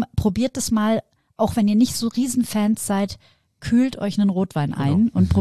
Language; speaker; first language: German; native; German